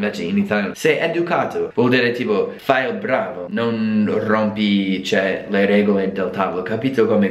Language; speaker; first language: Italian; non-native, fluent; English